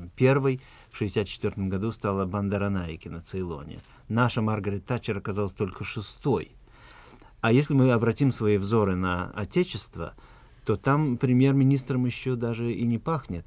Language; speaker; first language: Russian; native; Russian